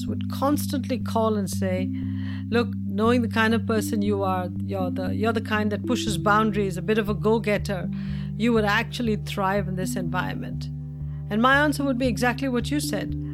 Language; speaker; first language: English; non-native, local second language; Tamil